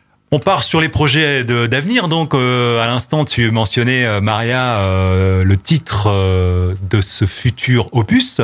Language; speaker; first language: French; native; French